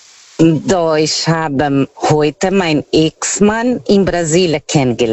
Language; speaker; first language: German; non-native, learner; Portuguese